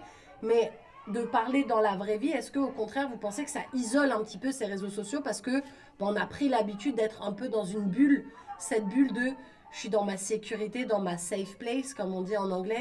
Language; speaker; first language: French; native; French